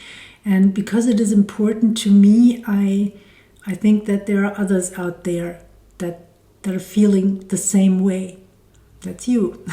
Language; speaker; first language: English; non-native, fluent; German